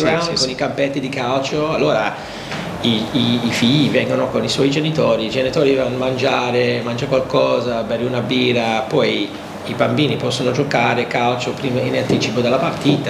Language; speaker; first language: Italian; non-native, learner; English